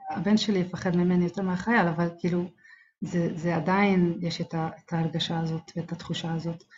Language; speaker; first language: Hebrew; non-native, local second language; Arabic